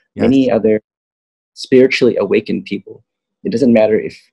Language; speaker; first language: English; native; English